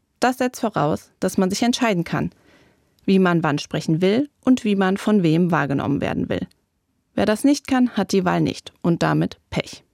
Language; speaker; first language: German; native; German